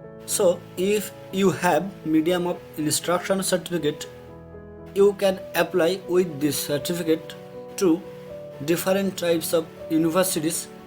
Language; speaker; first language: English; non-native, fluent; Bangla